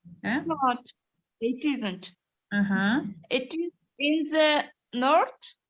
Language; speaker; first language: English; non-native, learner; Kyrgyz